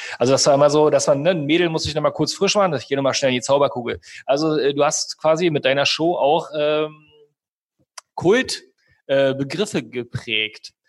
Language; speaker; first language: German; native; German